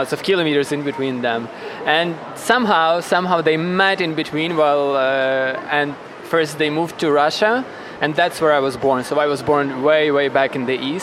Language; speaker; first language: English; non-native, fluent; Ukrainian